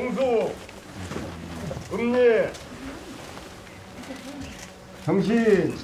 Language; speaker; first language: Korean; native; Korean